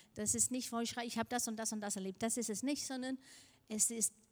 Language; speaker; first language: German; non-native, fluent; Danish